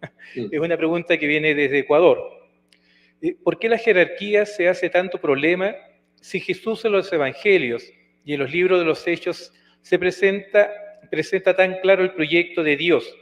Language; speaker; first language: Spanish; native; Spanish